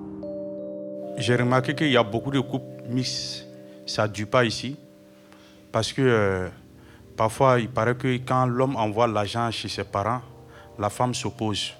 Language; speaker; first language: French; non-native, fluent; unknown